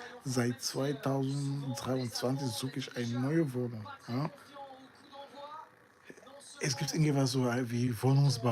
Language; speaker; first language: German; non-native, learner; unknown